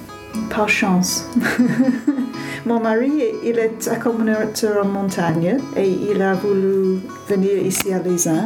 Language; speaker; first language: French; non-native, learner; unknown